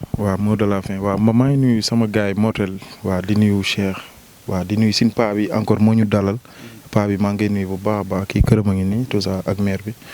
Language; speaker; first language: Wolof; non-native, local second language; Jola-Fonyi